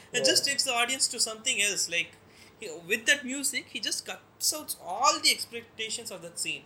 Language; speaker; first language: English; non-native, local second language; Tamil